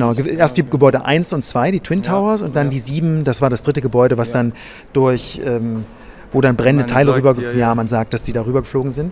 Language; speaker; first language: German; native; German